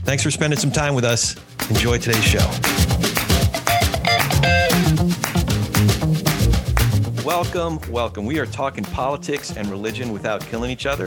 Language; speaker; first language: English; native; English